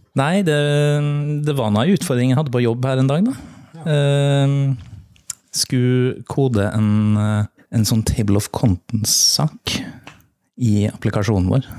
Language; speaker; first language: Norwegian; native; Norwegian